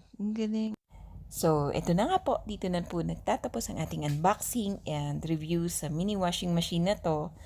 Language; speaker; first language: Filipino; native; Filipino